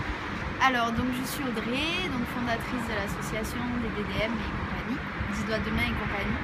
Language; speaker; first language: French; native; French